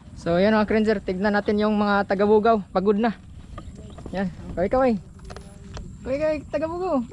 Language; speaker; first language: Filipino; non-native, local second language; Iloko